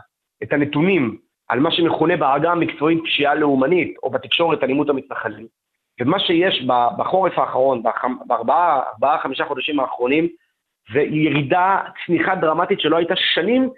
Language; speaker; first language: Hebrew; native; Hebrew